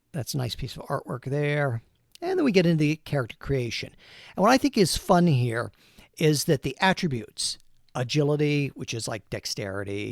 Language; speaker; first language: English; native; English